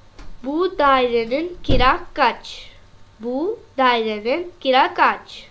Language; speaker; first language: Turkish; non-native, learner; Urdu